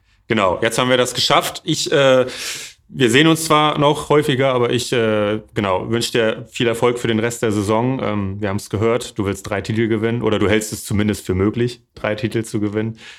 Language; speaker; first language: German; native; German